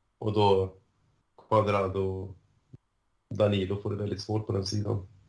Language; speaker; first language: Swedish; early bilingual, other home language; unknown